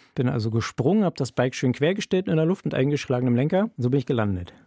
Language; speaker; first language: German; native; German